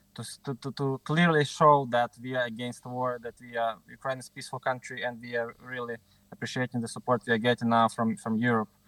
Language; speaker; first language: English; non-native, fluent; Ukrainian